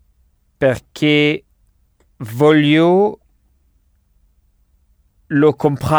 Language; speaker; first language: Italian; non-native, learner; French